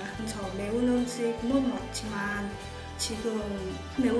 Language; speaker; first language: Korean; non-native, learner; Vietnamese